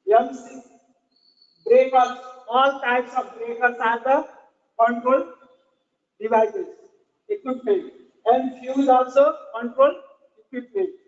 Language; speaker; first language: English; non-native, learner; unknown